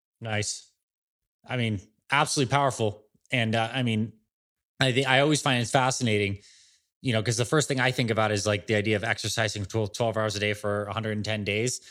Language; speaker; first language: English; native; English